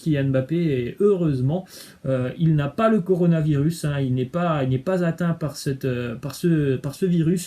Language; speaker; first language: French; native; French